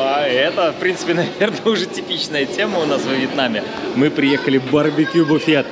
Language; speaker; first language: Russian; native; Russian